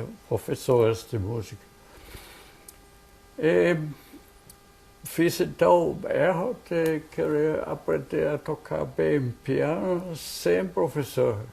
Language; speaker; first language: Portuguese; non-native, fluent; German